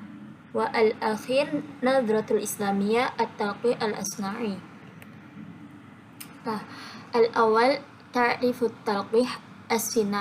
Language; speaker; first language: Arabic; non-native, learner; Indonesian